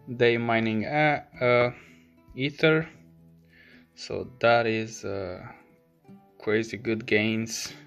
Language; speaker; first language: English; non-native, fluent; Romanian